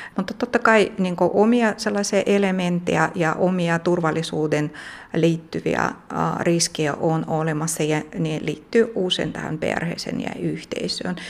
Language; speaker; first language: Finnish; non-native, fluent; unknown